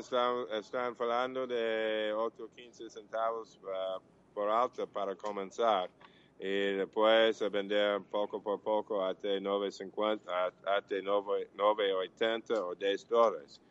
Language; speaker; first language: Portuguese; non-native, learner; English